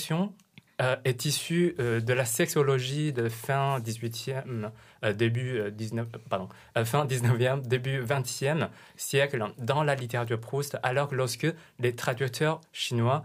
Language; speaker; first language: French; non-native, fluent; Chinese